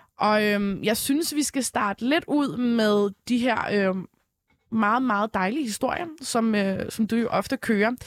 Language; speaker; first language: Danish; early bilingual, other home language; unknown